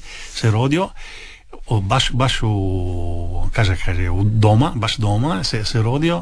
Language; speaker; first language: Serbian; early bilingual, heritage; Italian